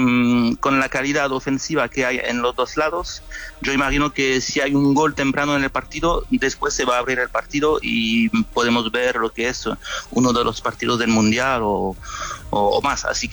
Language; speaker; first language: Spanish; non-native, fluent; French